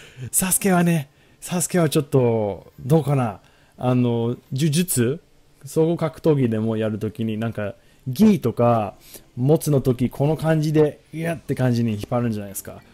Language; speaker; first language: Japanese; non-native, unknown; English